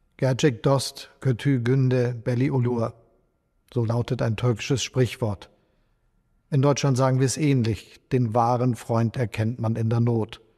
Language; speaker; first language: German; native; German